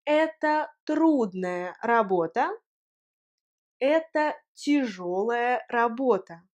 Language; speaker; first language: Russian; non-native, fluent; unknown